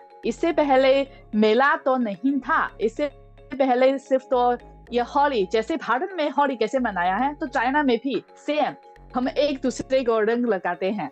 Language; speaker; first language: Hindi; non-native, fluent; Chinese